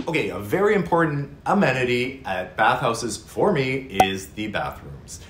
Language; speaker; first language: English; native; English